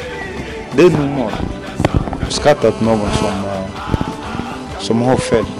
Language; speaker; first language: Swedish; non-native, fluent; Lingala